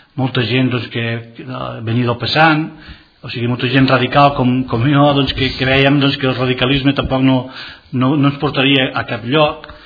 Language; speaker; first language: Catalan; non-native, local second language; Spanish